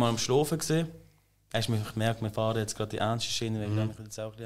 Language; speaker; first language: German; native; German